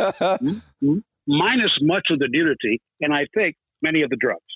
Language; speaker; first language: English; native; English